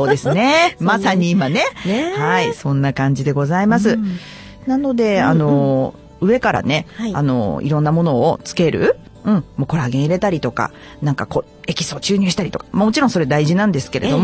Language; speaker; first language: Japanese; native; Japanese